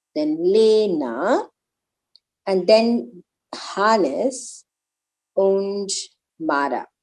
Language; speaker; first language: German; non-native, learner; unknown